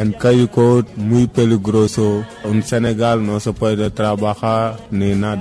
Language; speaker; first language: Spanish; non-native, learner; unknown